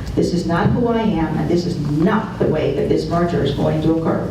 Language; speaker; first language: English; non-native, fluent; Spanish